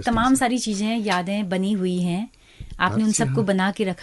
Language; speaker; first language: Hindi; native; Hindi